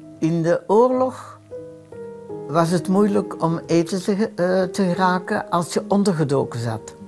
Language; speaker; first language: Dutch; early bilingual, other home language; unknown